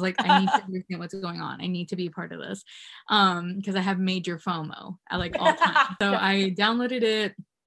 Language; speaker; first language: English; native; English